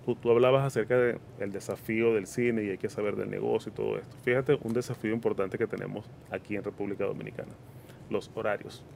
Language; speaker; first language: Spanish; native; Spanish